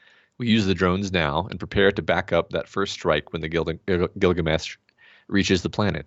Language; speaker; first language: English; native; English